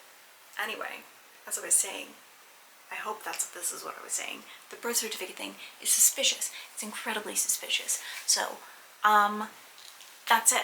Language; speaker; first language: English; native; English